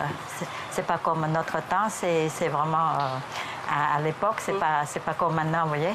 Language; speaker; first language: French; non-native, fluent; Khmer